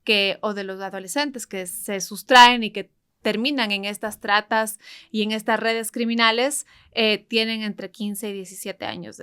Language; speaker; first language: Spanish; native; Spanish